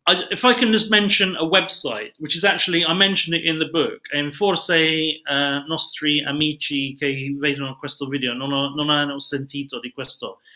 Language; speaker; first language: Italian; non-native, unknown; English